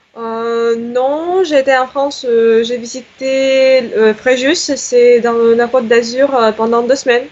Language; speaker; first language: French; non-native, fluent; Russian